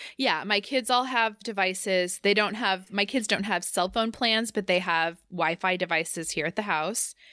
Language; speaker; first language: English; native; English